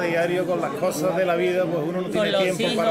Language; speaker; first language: Spanish; native; Spanish